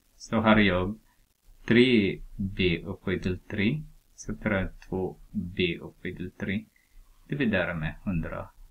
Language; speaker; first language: Swedish; non-native, fluent; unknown